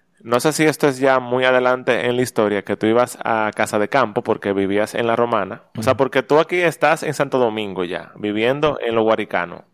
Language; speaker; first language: Spanish; native; Spanish